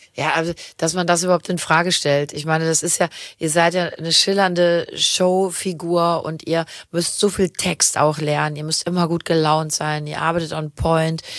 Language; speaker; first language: German; native; German